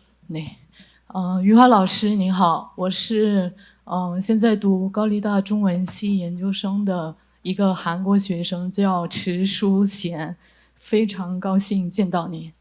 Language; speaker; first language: Chinese; non-native, fluent; Korean